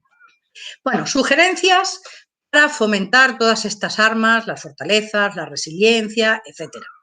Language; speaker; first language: Spanish; native; Spanish